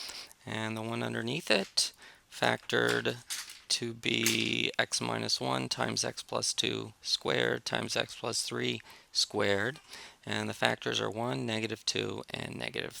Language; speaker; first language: English; native; English